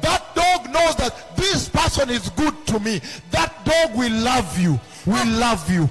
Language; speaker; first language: English; non-native, local second language; Luo (Kenya and Tanzania)